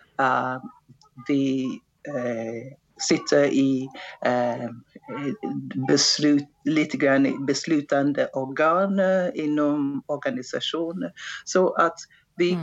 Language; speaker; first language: Swedish; non-native, fluent; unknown